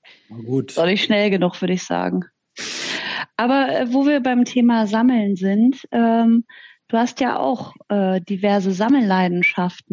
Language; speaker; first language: German; native; German